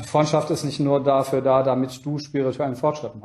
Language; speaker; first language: German; native; German